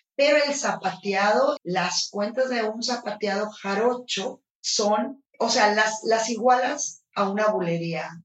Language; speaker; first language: Spanish; native; Spanish